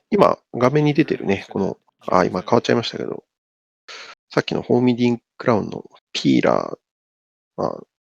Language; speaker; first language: Japanese; native; Japanese